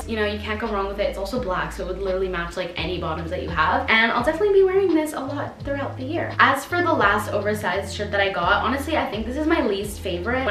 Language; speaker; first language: English; native; English